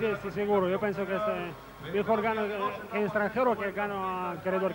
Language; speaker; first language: Spanish; non-native, learner; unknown